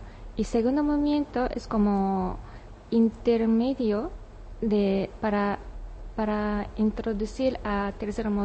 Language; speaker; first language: Spanish; non-native, learner; Japanese